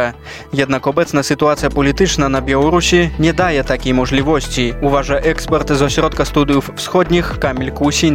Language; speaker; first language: Polish; native; Polish